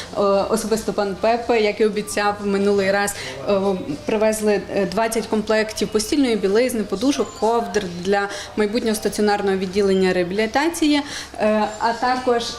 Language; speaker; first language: Ukrainian; native; Ukrainian